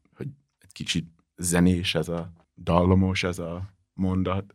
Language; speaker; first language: Hungarian; non-native, learner; English